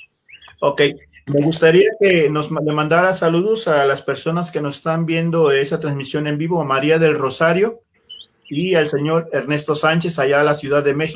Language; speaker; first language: Spanish; native; Spanish